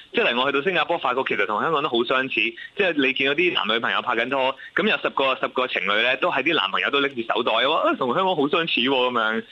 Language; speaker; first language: Cantonese; non-native, local second language; English